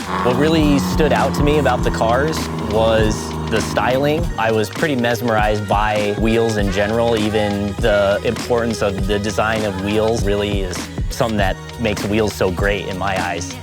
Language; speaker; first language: English; native; English